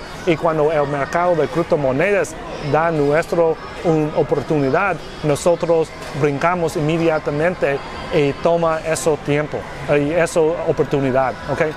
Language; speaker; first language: Spanish; non-native, learner; English